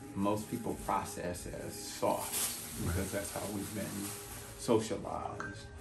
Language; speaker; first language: English; native; English